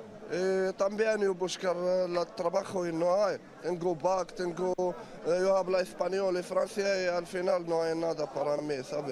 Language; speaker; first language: Spanish; non-native, learner; Arabic